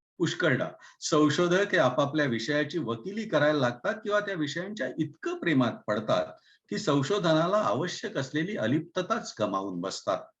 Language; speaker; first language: Marathi; native; Marathi